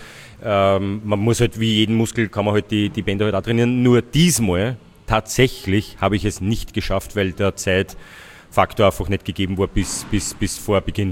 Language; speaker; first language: German; native; German